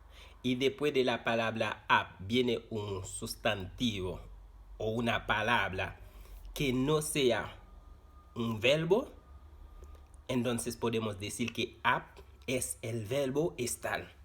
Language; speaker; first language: Spanish; non-native, fluent; Haitian Creole